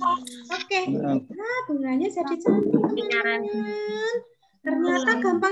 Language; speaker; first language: Indonesian; native; Indonesian